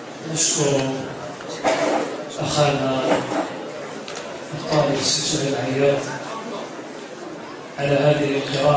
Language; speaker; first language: Arabic; native; Arabic